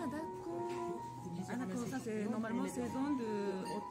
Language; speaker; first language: French; non-native, learner; Japanese